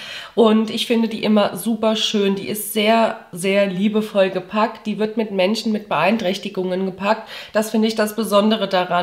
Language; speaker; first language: German; native; German